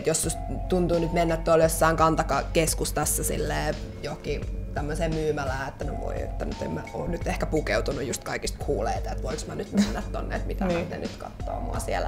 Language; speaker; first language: Finnish; native; Finnish